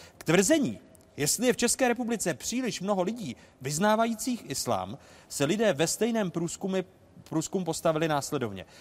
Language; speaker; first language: Czech; native; Czech